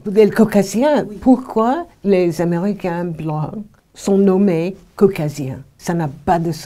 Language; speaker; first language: French; non-native, fluent; English